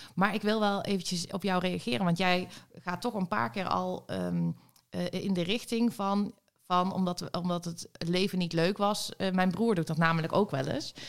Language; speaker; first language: Dutch; native; Dutch